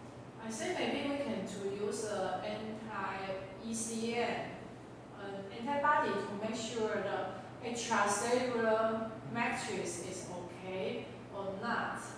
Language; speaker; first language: English; non-native, learner; Chinese